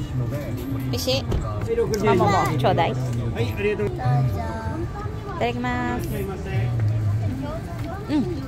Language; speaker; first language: Japanese; non-native, learner; Filipino